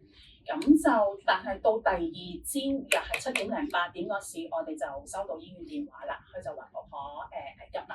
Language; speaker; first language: Cantonese; native; Cantonese